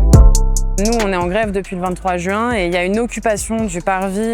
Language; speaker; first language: French; native; French